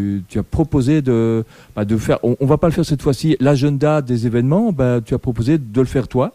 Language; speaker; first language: French; native; French